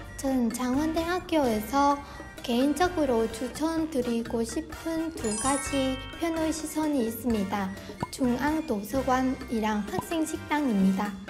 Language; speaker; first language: Korean; non-native, fluent; Vietnamese